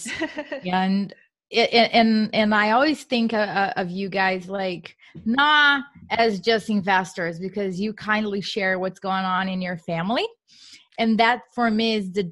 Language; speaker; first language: English; non-native, fluent; Portuguese